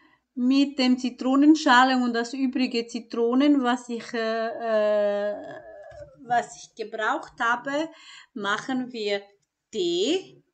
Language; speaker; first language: German; non-native, fluent; Croatian